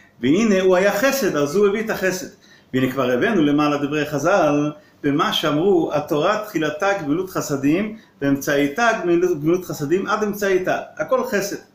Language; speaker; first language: Hebrew; non-native, local second language; Yiddish